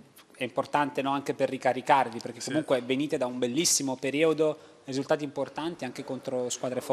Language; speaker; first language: Italian; native; Italian